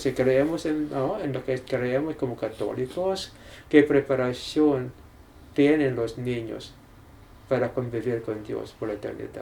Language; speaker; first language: Spanish; non-native, learner; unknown